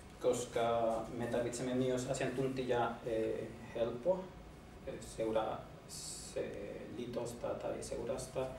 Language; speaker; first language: Finnish; non-native, learner; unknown